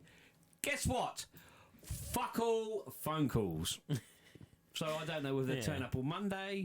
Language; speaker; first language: English; native; English